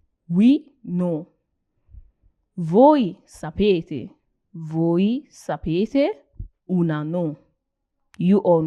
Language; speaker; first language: Italian; non-native, learner; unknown